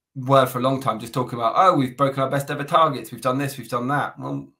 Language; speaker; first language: English; native; English